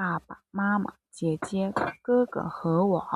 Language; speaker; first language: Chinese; non-native, fluent; Mongolian